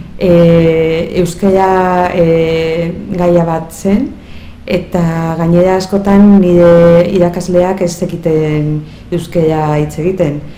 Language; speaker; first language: Basque; non-native, local second language; Spanish